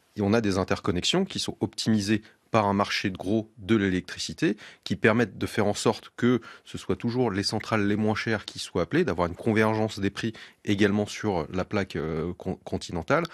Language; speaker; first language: French; native; French